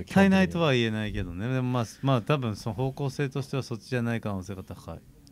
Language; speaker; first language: Japanese; native; Japanese